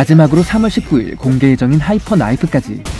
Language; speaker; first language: Korean; native; Korean